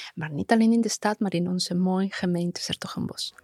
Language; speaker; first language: Dutch; non-native, fluent; Spanish